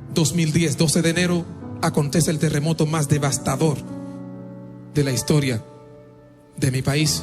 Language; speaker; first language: Spanish; non-native, fluent; Haitian Creole